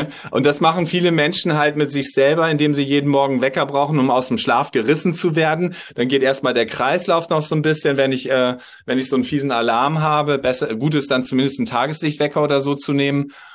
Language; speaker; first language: German; native; German